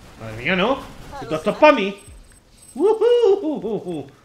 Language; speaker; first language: Spanish; native; Spanish